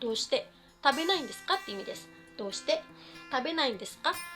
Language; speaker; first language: Japanese; non-native, fluent; Filipino